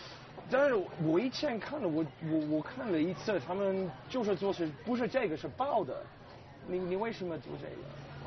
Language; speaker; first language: Chinese; non-native, learner; English